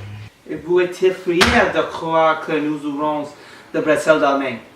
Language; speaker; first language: French; non-native, learner; English